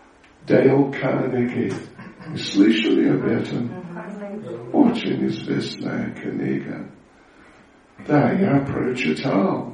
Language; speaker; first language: Russian; non-native, learner; English